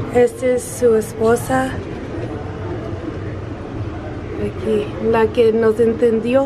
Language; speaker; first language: Spanish; non-native, learner; English